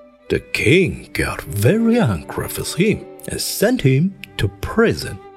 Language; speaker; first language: English; non-native, fluent; Chinese